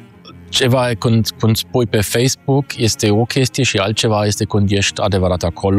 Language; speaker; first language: Romanian; non-native, fluent; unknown